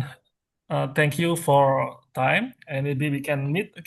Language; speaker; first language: English; non-native, learner; Indonesian